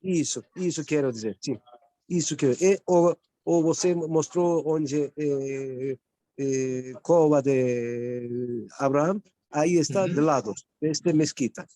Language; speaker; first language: Portuguese; non-native, learner; Turkish